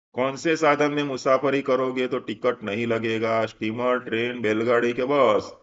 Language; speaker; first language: Hindi; non-native, local second language; Gujarati